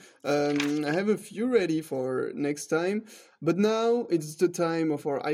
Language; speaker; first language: English; non-native, fluent; French